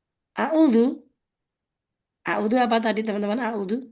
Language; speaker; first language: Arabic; non-native, fluent; Indonesian